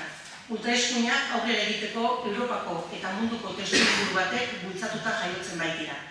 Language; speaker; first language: Basque; native; Basque